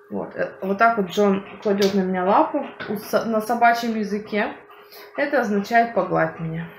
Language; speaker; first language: Russian; native; Russian